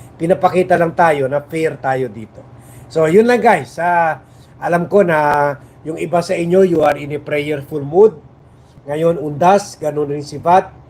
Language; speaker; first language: Filipino; non-native, local second language; Chavacano